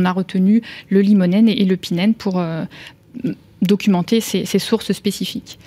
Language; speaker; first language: French; native; French